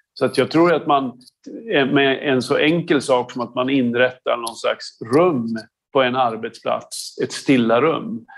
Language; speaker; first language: Swedish; native; Swedish